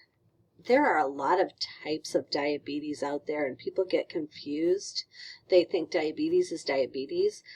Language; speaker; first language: English; native; English